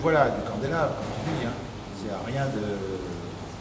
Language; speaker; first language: French; native; French